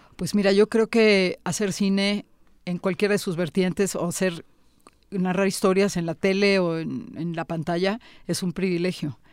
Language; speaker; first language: Spanish; native; Spanish